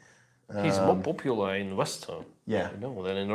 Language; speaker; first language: English; non-native, learner; Russian